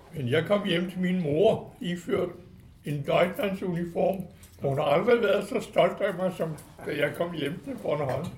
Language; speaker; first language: Danish; native; Danish